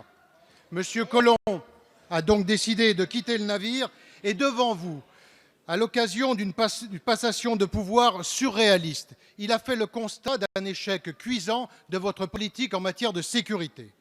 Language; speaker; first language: French; native; French